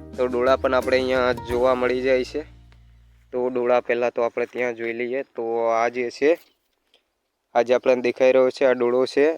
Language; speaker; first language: Gujarati; non-native, local second language; Rathawi